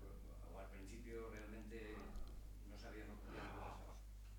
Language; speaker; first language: Spanish; native; Spanish